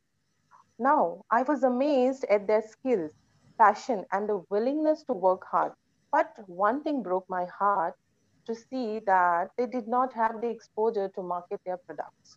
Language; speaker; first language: English; non-native, local second language; Konkani